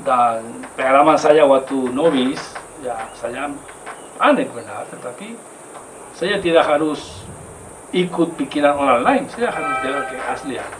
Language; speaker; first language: Indonesian; non-native, fluent; Spanish